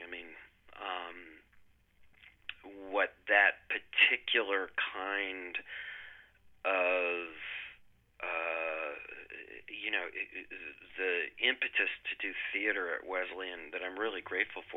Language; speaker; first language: English; native; English